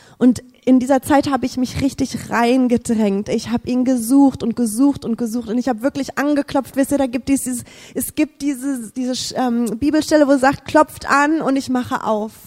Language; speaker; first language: German; non-native, fluent; English